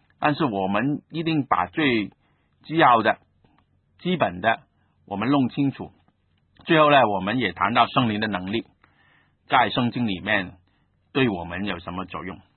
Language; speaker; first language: Chinese; non-native, local second language; Cantonese